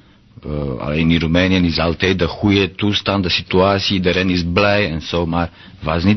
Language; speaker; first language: Dutch; non-native, learner; Romanian